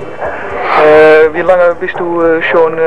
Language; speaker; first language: German; non-native, learner; Dutch